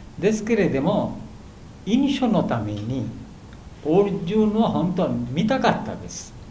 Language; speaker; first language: Japanese; non-native, learner; Bangla